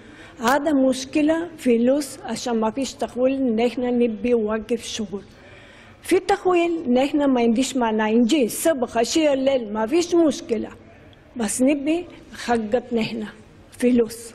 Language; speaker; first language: Arabic; non-native, learner; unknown